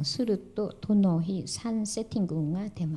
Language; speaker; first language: Japanese; non-native, fluent; Korean